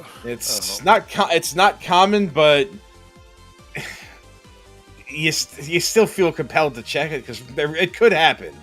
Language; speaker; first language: English; native; English